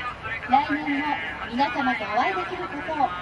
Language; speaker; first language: Japanese; native; Japanese